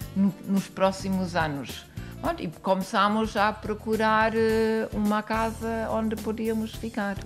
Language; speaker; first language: Portuguese; non-native, fluent; German